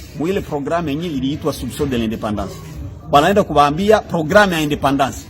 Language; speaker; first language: Swahili; non-native, local second language; Kinyarwanda